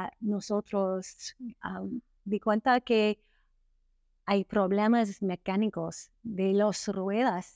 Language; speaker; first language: Spanish; non-native, learner; English